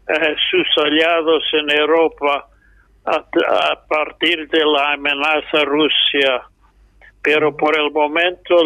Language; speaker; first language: Spanish; non-native, fluent; English